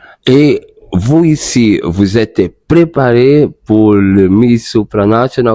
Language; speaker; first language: French; non-native, learner; Portuguese